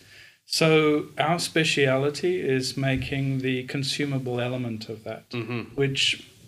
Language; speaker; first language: English; native; English